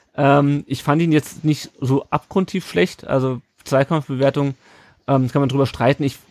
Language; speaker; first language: German; native; German